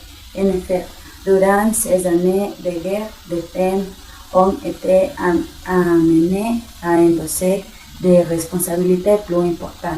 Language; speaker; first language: French; non-native, learner; Spanish